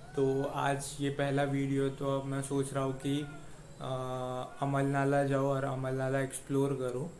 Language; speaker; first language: Hindi; non-native, local second language; Marathi